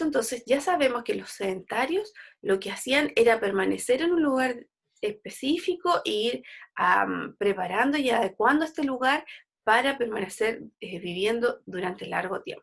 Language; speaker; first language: Spanish; native; Spanish